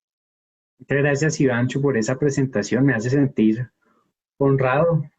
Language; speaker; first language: Spanish; native; Spanish